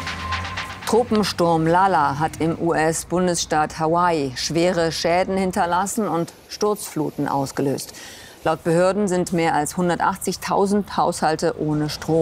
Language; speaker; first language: German; native; German